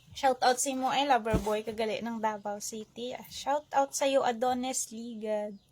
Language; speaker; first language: Filipino; non-native, local second language; Hiligaynon